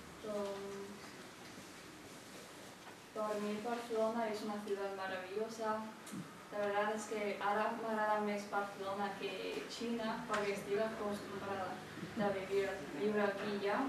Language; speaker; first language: Catalan; early bilingual, other home language; Chinese